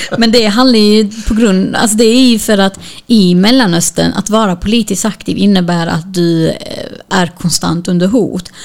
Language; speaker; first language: Swedish; early bilingual, other home language; Kurdish